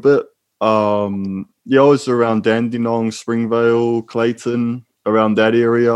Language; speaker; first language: English; native; English